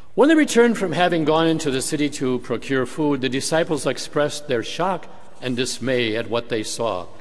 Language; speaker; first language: English; native; English